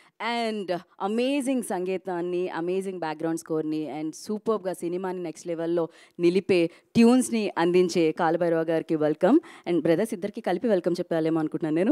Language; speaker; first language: Telugu; native; Telugu